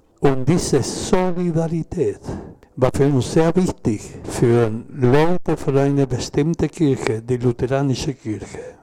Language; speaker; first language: German; non-native, learner; Spanish